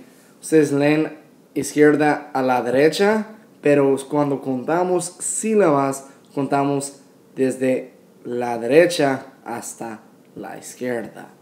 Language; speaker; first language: Spanish; non-native, fluent; English